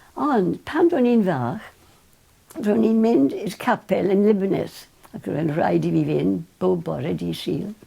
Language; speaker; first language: Welsh; non-native, local second language; English